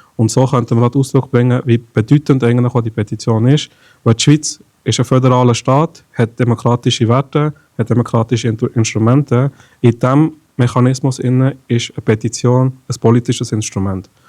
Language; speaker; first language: German; non-native, local second language; Tamil